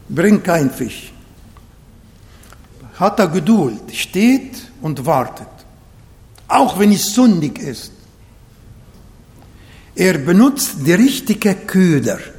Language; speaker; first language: German; non-native, fluent; Arabic